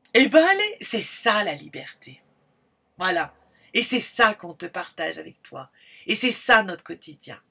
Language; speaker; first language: French; native; French